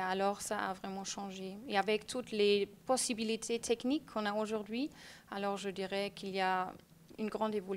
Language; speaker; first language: French; non-native, fluent; German